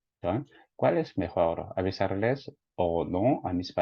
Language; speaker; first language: Spanish; non-native, fluent; Korean